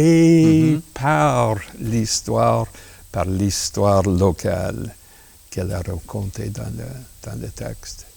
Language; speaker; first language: French; non-native, local second language; English